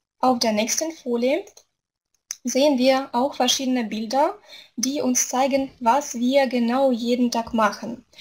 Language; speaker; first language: German; non-native, fluent; Russian